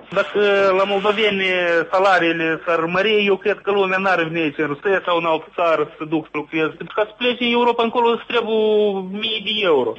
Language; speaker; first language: Romanian; native; Romanian